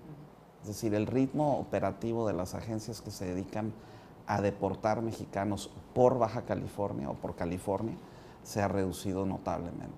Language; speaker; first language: Spanish; native; Spanish